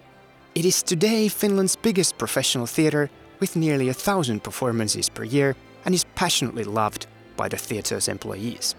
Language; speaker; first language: English; non-native, fluent; Finnish